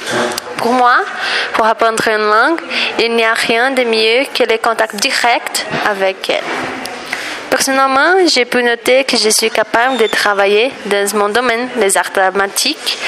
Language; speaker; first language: French; non-native, learner; Portuguese